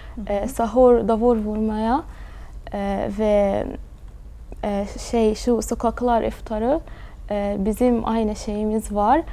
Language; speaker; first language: Turkish; early bilingual, other home language; Arabic